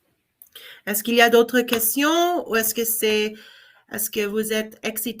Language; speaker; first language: French; non-native, learner; English